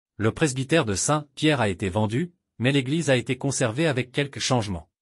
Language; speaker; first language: French; native; French